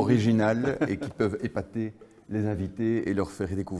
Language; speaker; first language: French; native; French